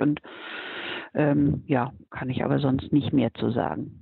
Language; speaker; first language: German; native; German